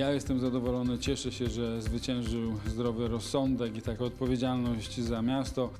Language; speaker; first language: Polish; native; Polish